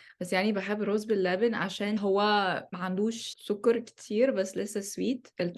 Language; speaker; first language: Egyptian Arabic; non-native, learner; English